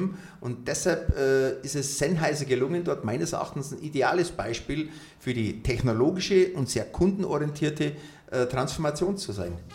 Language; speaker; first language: German; native; German